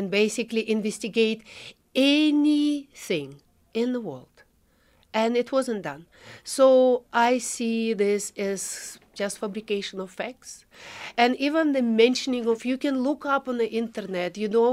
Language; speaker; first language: English; non-native, fluent; Ukrainian